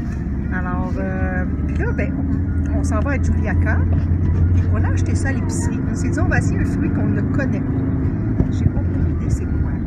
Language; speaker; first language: French; native; French